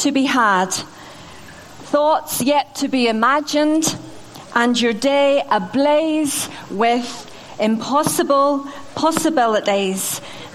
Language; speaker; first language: English; native; English